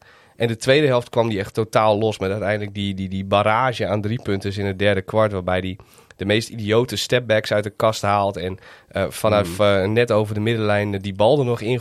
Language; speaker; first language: Dutch; native; Dutch